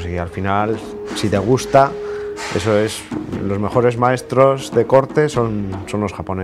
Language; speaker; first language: Spanish; native; Spanish